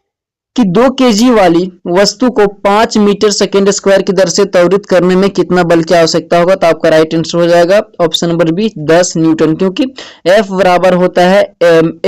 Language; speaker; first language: Hindi; native; Hindi